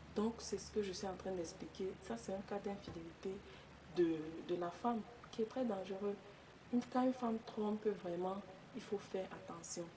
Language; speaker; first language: French; native; French